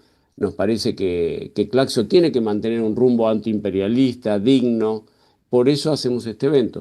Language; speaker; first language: Spanish; native; Spanish